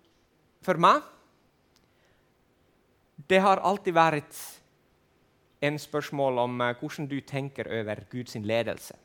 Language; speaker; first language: Swedish; non-native, fluent; Finnish